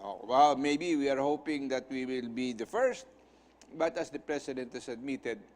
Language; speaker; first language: English; non-native, local second language; Filipino